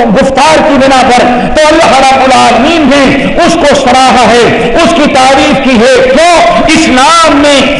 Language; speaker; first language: Urdu; native; Urdu